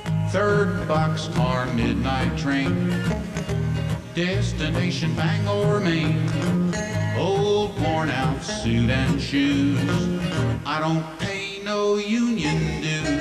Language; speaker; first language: English; native; English